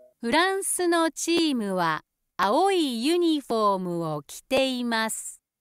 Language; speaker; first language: Japanese; native; Japanese